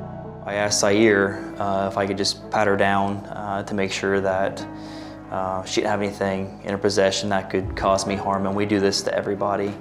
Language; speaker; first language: English; native; English